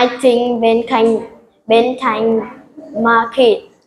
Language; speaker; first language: English; non-native, learner; Vietnamese